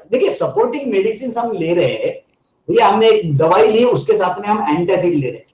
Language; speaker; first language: Hindi; non-native, local second language; Marathi